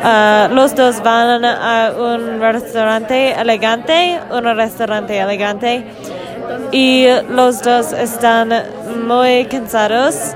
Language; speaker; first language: Spanish; non-native, learner; English